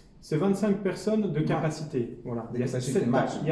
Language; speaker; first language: French; native; French